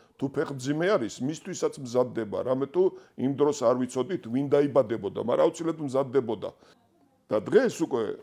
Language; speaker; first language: Georgian; non-native, local second language; Svan